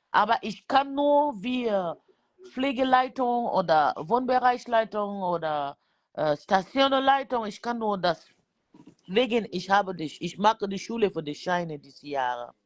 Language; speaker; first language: German; non-native, learner; French